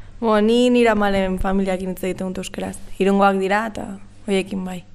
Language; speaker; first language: Basque; non-native, local second language; Spanish